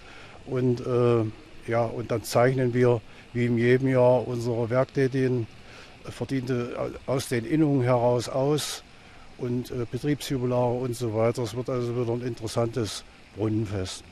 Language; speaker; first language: German; native; German